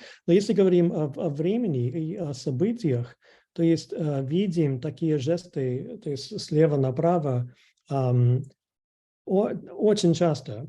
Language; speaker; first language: Russian; non-native, fluent; English